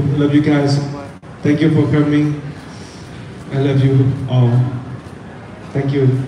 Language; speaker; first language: English; non-native, learner; Thai